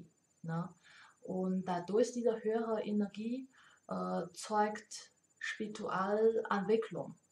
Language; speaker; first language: German; non-native, learner; Chinese